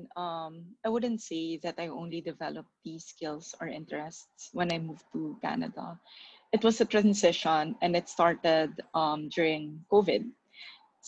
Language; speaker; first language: English; non-native, local second language; Filipino